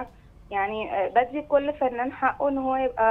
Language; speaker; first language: Arabic; native; Arabic